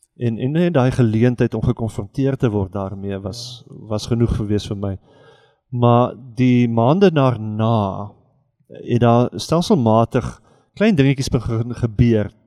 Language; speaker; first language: Afrikaans; native; Afrikaans